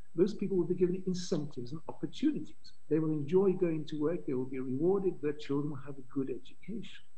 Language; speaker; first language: English; native; English